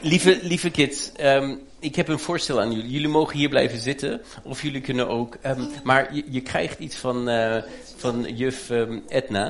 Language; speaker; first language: Dutch; native; Dutch